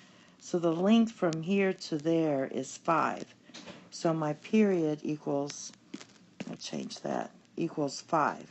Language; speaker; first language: English; native; English